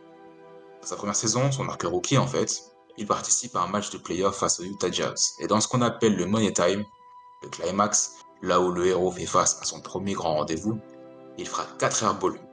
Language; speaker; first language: French; native; French